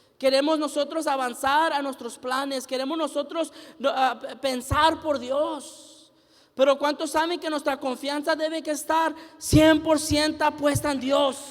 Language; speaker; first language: Spanish; early bilingual, heritage; Spanish